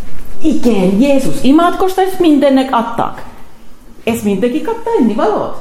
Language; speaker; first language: Hungarian; non-native, learner; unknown